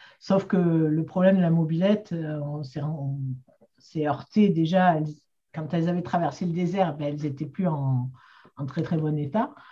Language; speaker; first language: French; native; French